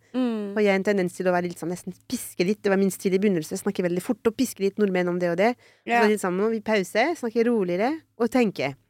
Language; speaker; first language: Norwegian; non-native, fluent; French